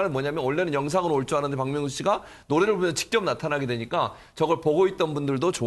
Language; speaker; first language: Korean; native; Korean